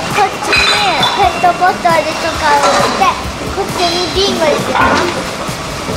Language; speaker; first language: Japanese; early bilingual, heritage; Japanese